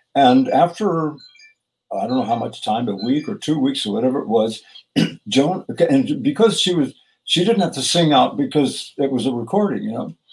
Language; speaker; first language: English; native; English